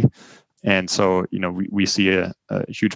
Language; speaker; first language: English; non-native, fluent; German